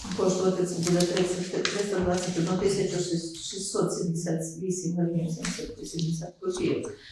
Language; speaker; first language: Ukrainian; native; Ukrainian